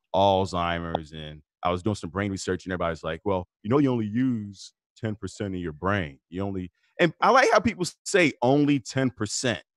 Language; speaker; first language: English; native; English